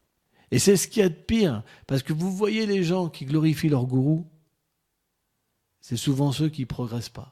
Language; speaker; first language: French; native; French